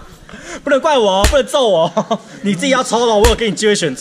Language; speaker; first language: Chinese; native; Chinese